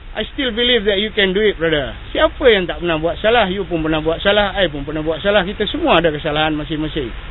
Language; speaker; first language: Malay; native; Malay